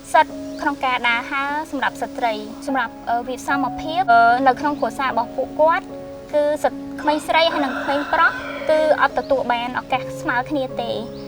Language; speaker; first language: Khmer; non-native, local second language; Western Cham